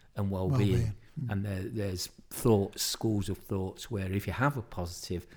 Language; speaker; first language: English; native; English